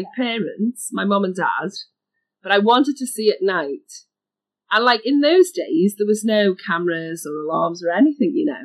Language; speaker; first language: English; native; English